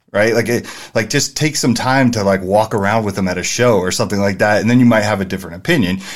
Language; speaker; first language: English; native; English